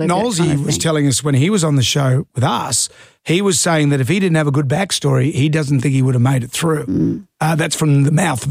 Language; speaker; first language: English; native; English